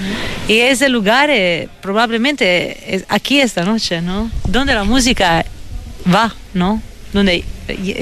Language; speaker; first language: Spanish; non-native, fluent; Italian